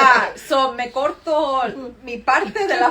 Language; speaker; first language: Spanish; early bilingual, heritage; Spanish